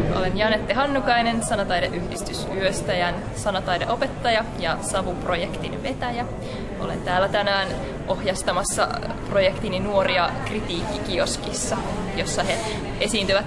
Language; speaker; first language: Finnish; native; Finnish